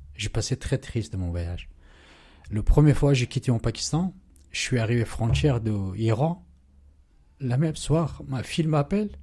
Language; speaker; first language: French; non-native, learner; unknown